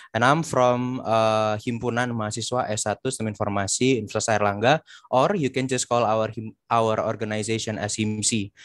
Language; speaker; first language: English; non-native, fluent; Indonesian